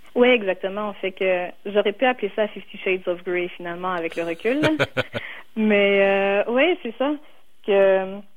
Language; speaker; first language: French; native; French